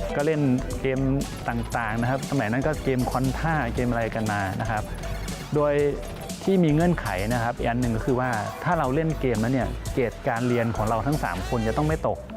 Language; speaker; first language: Thai; native; Thai